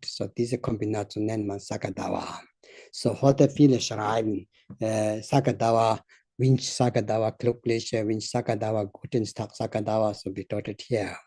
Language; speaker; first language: German; non-native, learner; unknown